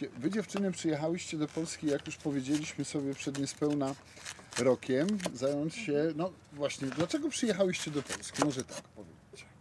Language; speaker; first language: Polish; native; Polish